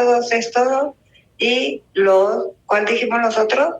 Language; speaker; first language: Spanish; native; Spanish